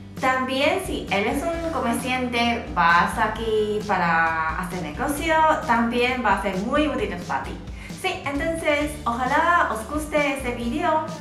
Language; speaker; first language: Spanish; non-native, fluent; Chinese